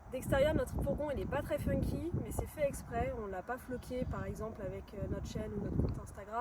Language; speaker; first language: French; native; French